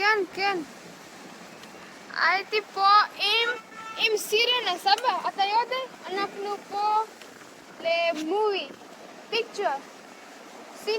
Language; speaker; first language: Hebrew; non-native, learner; Gujarati